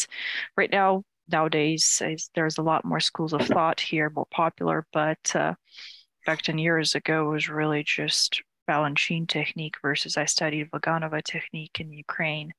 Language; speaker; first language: English; non-native, fluent; Ukrainian